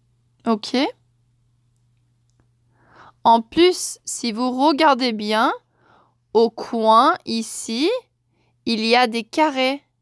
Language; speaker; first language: French; non-native, fluent; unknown